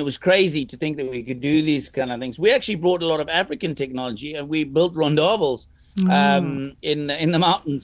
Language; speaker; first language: English; native; English